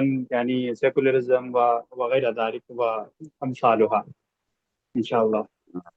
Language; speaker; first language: Arabic; non-native, fluent; Urdu